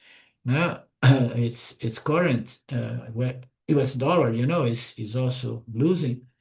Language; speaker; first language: English; non-native, fluent; Portuguese